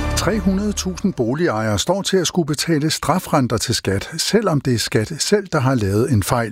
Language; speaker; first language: Danish; native; Danish